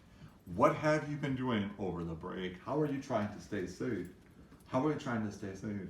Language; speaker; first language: English; native; English